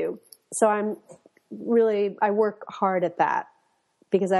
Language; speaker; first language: English; native; English